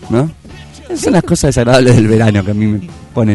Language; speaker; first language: Spanish; native; Spanish